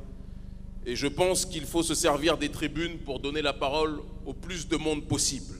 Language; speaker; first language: French; native; French